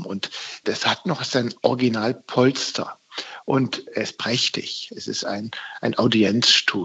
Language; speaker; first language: German; native; German